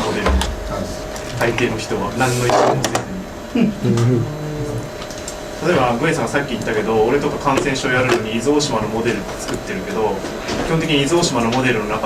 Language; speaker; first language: Japanese; native; Japanese